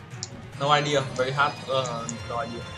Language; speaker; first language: English; non-native, learner; Vietnamese